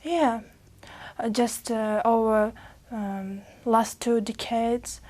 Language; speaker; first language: English; non-native, learner; Uzbek